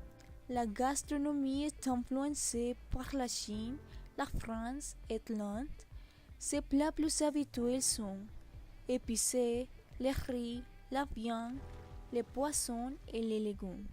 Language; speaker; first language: French; non-native, learner; Spanish